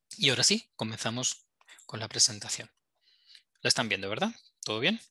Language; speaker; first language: Spanish; native; Spanish